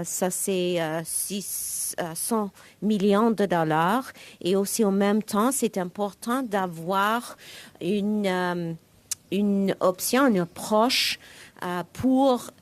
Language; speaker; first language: French; non-native, learner; English